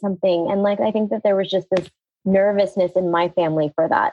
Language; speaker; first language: English; native; English